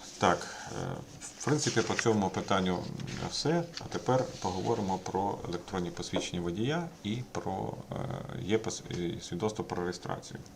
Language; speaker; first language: Ukrainian; native; Ukrainian